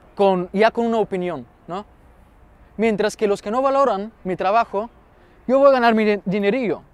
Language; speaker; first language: Spanish; non-native, fluent; Bulgarian